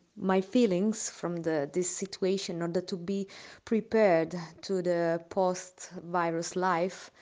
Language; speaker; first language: English; non-native, learner; Italian